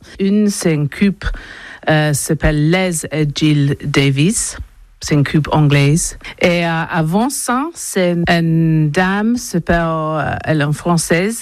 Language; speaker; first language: French; non-native, learner; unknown